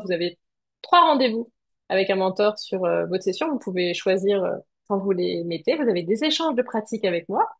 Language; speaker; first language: French; native; French